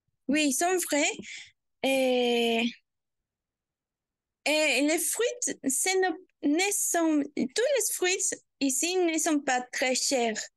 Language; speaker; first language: French; non-native, learner; Spanish